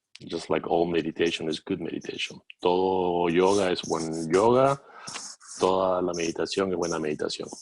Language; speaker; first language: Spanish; native; Spanish